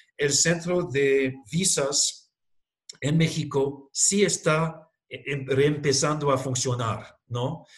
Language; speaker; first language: Spanish; non-native, fluent; English